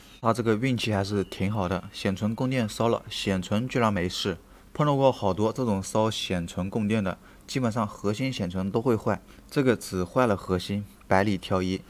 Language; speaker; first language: Chinese; native; Chinese